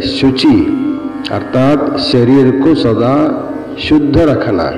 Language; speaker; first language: Hindi; non-native, local second language; Kannada